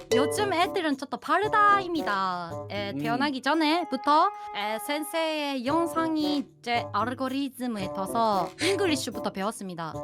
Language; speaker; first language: Korean; non-native, learner; Japanese